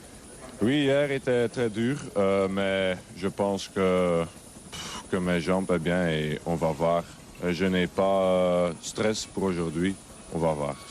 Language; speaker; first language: French; non-native, learner; Dutch